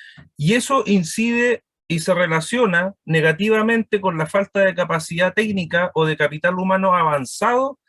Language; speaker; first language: Spanish; native; Spanish